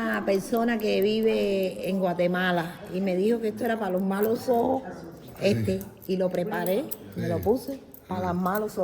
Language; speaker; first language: Spanish; native; Spanish